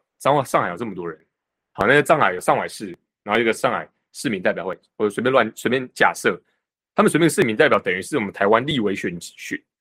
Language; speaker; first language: Chinese; native; Chinese